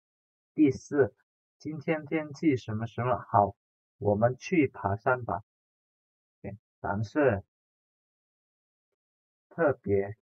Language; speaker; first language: Chinese; non-native, fluent; Indonesian